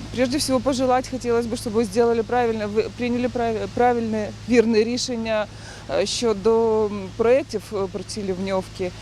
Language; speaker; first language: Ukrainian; non-native, local second language; Russian